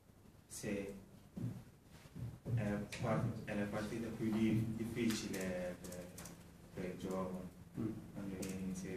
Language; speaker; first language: Italian; non-native, fluent; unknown